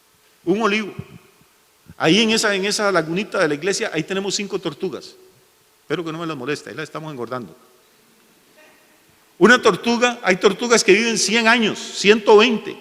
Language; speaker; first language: Spanish; native; Spanish